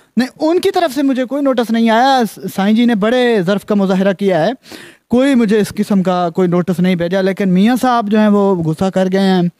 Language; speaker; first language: Urdu; non-native, local second language; Punjabi